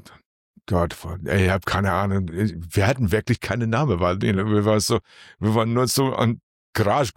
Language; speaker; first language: German; non-native, learner; English